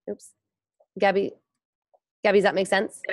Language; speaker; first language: English; native; English